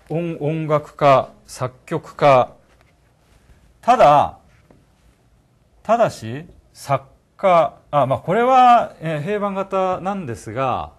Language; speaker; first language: Japanese; non-native, fluent; Korean